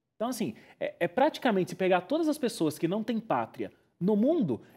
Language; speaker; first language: Portuguese; native; Portuguese